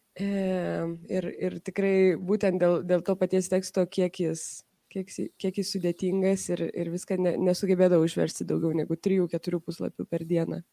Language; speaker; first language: Lithuanian; early bilingual, heritage; Lithuanian